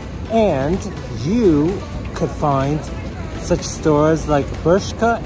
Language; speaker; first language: English; native; English